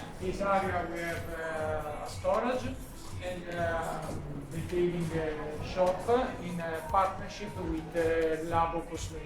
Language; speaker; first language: English; non-native, learner; Italian